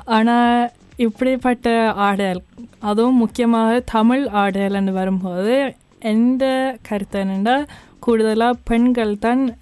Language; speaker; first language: Tamil; early bilingual, heritage; Tamil